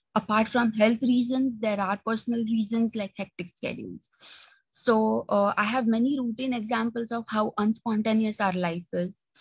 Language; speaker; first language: English; non-native, local second language; Marathi